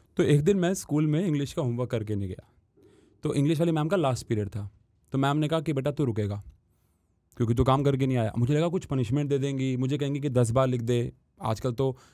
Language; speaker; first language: Hindi; native; Hindi